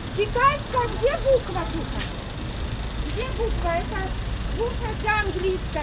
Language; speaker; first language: Russian; non-native, local second language; Tajik